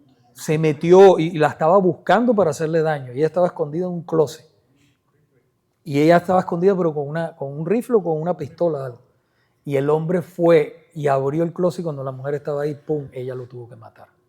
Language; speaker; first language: Spanish; native; Spanish